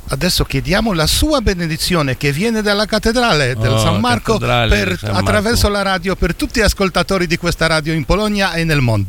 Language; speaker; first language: Italian; non-native, fluent; Polish